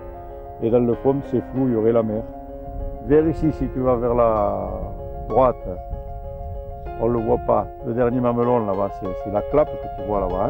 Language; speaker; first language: French; native; French